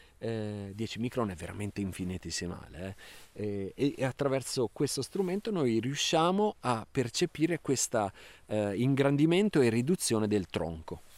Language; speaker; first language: Italian; native; Italian